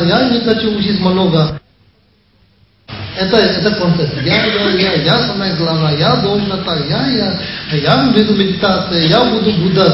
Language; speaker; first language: Russian; non-native, learner; Tibetan